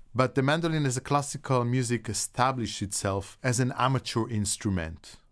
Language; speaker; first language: English; non-native, fluent; Hebrew